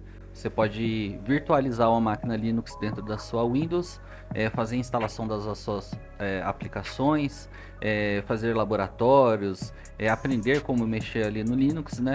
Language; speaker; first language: Portuguese; native; Portuguese